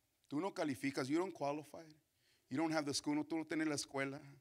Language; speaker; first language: English; early bilingual, other home language; Spanish